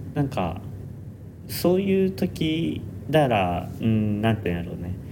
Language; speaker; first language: Japanese; native; Japanese